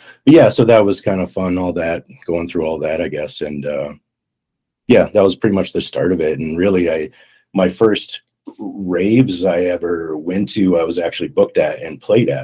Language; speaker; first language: English; native; English